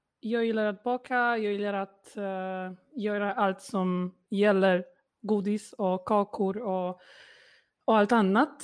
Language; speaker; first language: Swedish; non-native, fluent; Polish